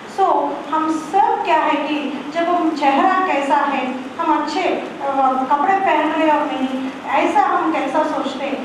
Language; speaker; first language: Hindi; non-native, local second language; Telugu